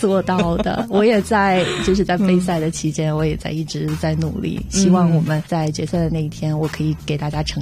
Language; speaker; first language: Chinese; native; Chinese